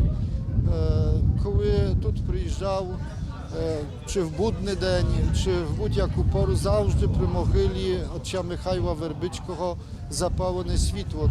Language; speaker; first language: Ukrainian; early bilingual, heritage; Ukrainian